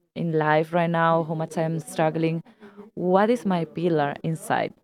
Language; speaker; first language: English; non-native, fluent; Spanish